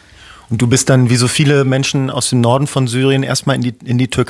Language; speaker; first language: German; native; German